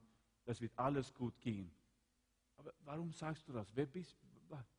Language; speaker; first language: German; non-native, fluent; Swedish